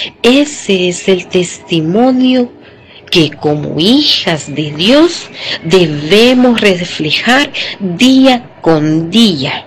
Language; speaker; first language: Spanish; native; Spanish